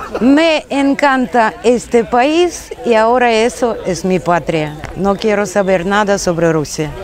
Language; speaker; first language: Spanish; non-native, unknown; Russian